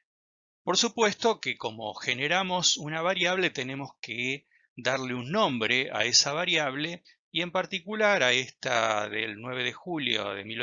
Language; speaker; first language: Spanish; native; Spanish